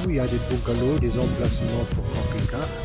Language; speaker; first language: French; non-native, fluent; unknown